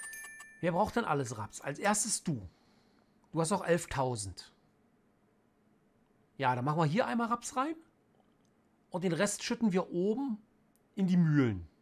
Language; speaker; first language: German; native; German